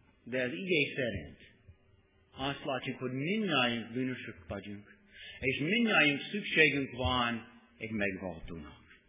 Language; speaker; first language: Hungarian; non-native, learner; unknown